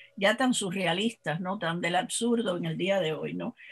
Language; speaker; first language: Spanish; native; Spanish